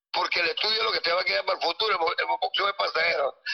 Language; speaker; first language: Spanish; native; Spanish